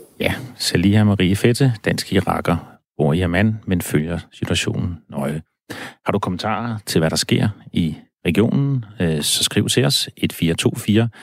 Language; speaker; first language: Danish; native; Danish